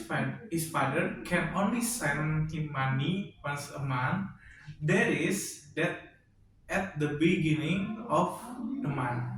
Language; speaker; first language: English; non-native, learner; Indonesian